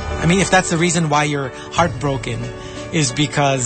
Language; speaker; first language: English; non-native, local second language; Filipino